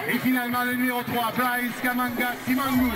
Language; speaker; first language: French; native; French